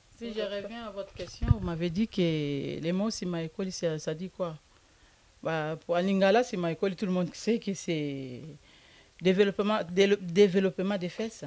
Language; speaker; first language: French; non-native, local second language; Lingala